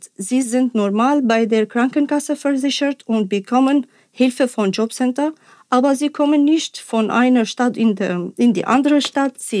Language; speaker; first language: German; non-native, learner; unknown